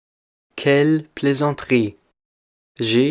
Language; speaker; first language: French; non-native, fluent; English